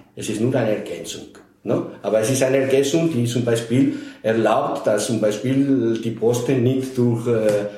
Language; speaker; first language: German; non-native, fluent; Spanish